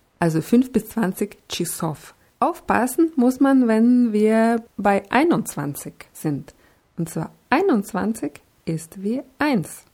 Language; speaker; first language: German; non-native, fluent; Russian